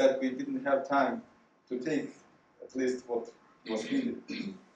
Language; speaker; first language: English; non-native, fluent; Ukrainian